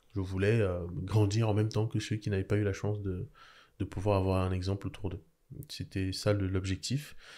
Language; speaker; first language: French; early bilingual, other home language; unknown